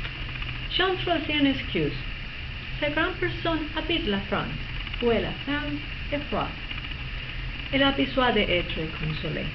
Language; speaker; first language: French; non-native, learner; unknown